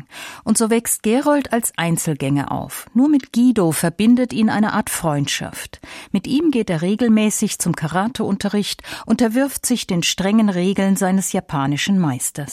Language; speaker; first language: German; native; German